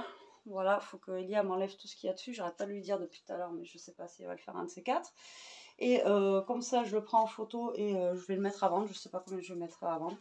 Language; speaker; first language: French; native; French